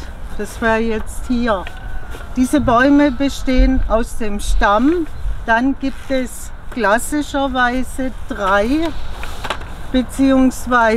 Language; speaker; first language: German; native; German